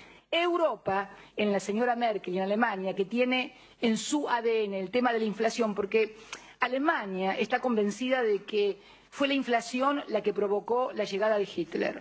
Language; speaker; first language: Spanish; native; Spanish